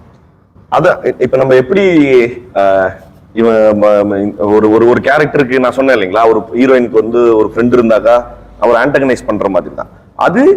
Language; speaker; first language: Tamil; native; Tamil